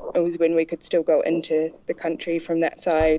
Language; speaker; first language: English; native; English